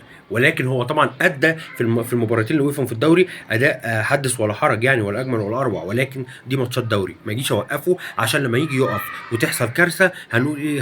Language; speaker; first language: Arabic; native; Arabic